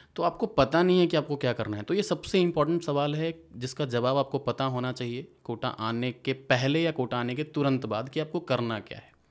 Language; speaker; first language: Hindi; native; Hindi